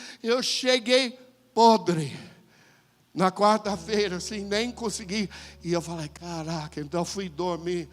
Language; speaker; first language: Portuguese; non-native, fluent; English